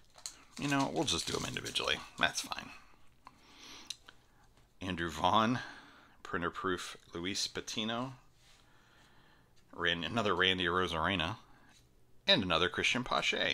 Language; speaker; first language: English; native; English